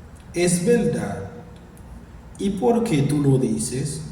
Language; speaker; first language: Spanish; non-native, fluent; Haitian Creole